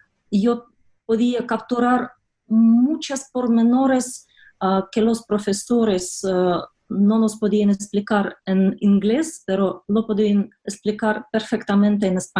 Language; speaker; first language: Spanish; non-native, fluent; Russian